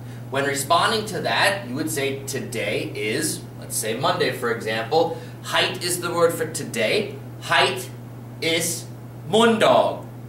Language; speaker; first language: English; native; English